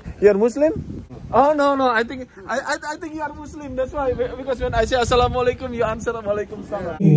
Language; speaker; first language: English; non-native, learner; Sundanese